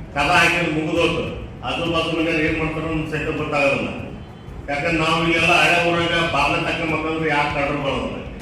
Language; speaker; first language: Kannada; native; Kannada